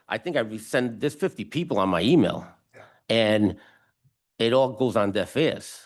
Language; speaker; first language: English; non-native, fluent; Italian